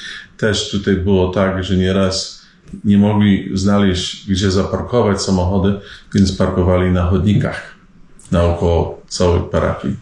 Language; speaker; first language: Polish; early bilingual, heritage; Polish